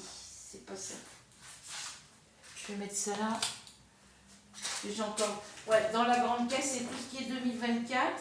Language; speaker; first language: French; native; French